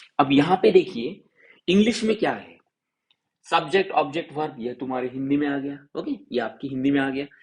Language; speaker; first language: Hindi; non-native, local second language; Marathi